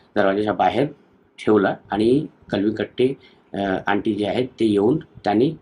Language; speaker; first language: Marathi; non-native, local second language; Hindi